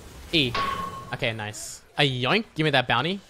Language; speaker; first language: English; native; English